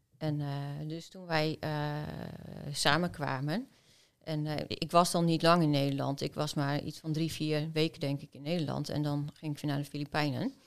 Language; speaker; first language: Dutch; native; Dutch